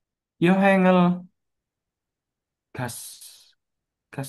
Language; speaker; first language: Korean; non-native, learner; Indonesian